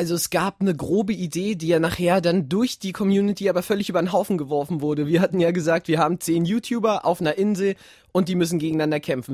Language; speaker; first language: German; native; German